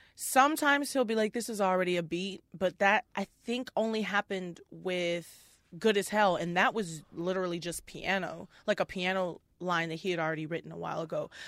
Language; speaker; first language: English; native; English